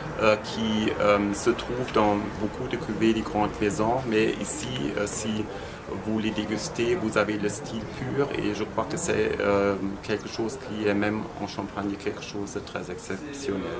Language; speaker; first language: French; non-native, fluent; German